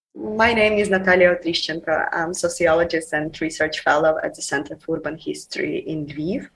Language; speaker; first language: English; non-native, fluent; Ukrainian